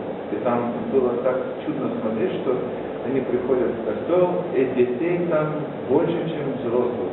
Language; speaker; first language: Russian; non-native, fluent; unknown